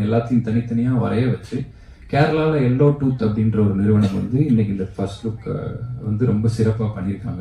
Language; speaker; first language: Tamil; native; Tamil